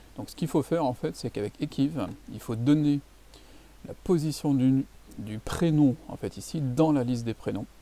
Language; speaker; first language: French; native; French